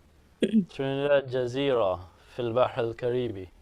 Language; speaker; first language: Arabic; non-native, learner; English